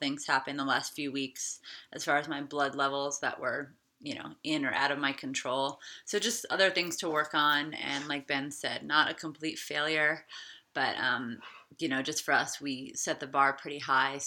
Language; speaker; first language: English; native; English